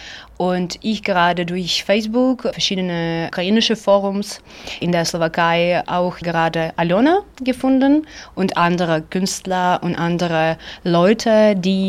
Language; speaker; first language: German; non-native, learner; Ukrainian